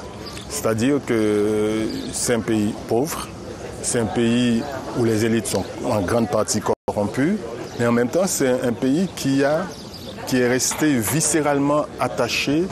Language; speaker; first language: French; non-native, local second language; Haitian Creole